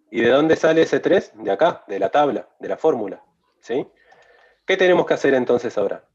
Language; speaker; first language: Spanish; native; Spanish